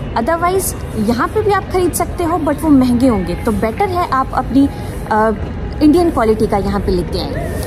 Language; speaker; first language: Hindi; native; Hindi